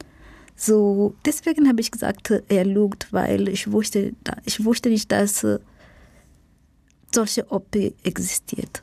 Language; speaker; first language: German; non-native, learner; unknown